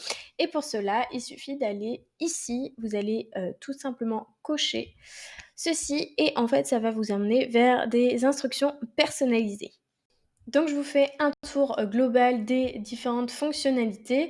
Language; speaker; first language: French; native; French